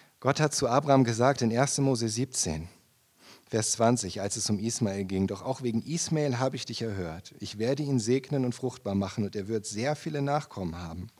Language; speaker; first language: German; native; German